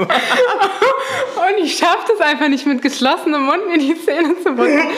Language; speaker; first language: German; native; German